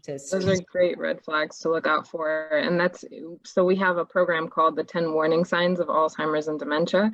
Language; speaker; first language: English; native; English